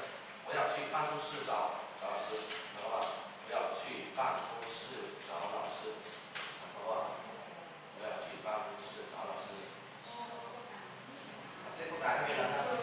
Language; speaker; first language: Chinese; non-native, fluent; Vietnamese